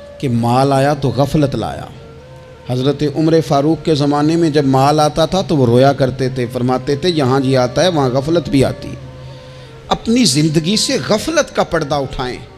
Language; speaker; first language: Urdu; non-native, local second language; Punjabi